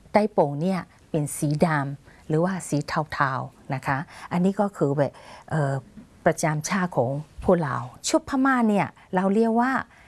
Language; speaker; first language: Thai; non-native, fluent; Burmese